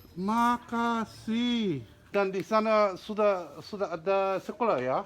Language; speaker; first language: Indonesian; non-native, learner; English